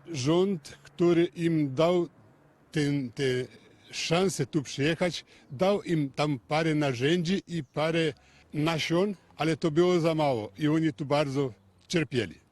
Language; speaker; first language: Polish; early bilingual, heritage; Polish